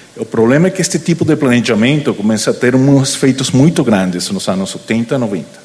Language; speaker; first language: Portuguese; non-native, learner; Spanish